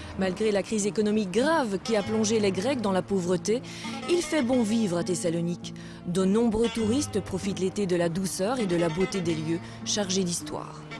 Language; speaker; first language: French; native; French